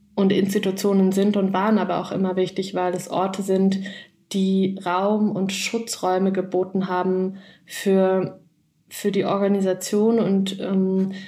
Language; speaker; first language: German; native; German